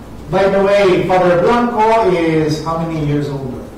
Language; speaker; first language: English; non-native, local second language; Filipino